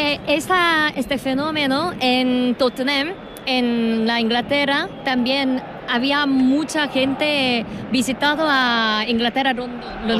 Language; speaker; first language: Spanish; non-native, fluent; Korean